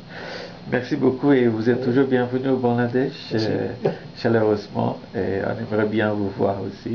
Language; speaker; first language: French; non-native, fluent; Bangla